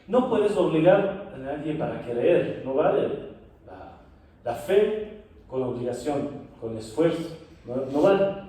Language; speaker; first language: Spanish; non-native, fluent; Persian